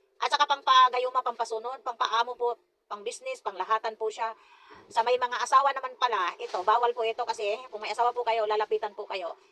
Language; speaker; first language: Filipino; non-native, local second language; Cebuano